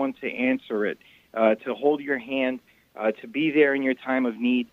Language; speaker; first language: English; native; English